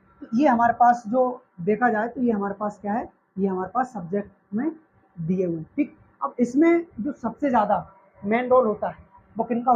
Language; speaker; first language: Hindi; native; Hindi